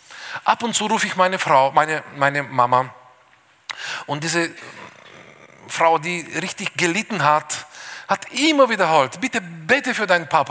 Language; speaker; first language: German; non-native, fluent; Bulgarian